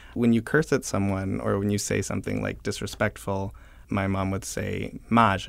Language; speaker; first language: English; early bilingual, other home language; Chinese